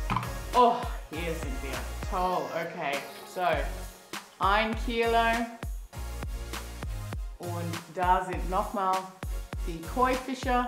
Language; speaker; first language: German; non-native, learner; English